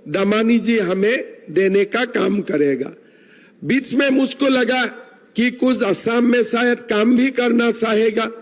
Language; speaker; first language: Hindi; non-native, local second language; Assamese